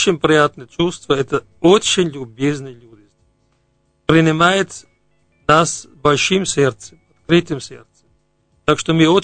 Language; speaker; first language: Russian; non-native, fluent; German